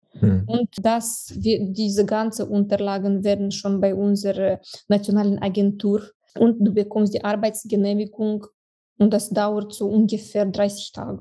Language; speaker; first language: German; non-native, fluent; Romanian